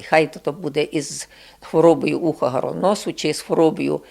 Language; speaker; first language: Ukrainian; non-native, local second language; Rusyn